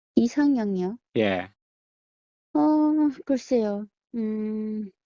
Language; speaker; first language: Korean; early bilingual, heritage; Korean